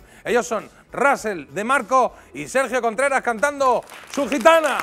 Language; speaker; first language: Spanish; native; Spanish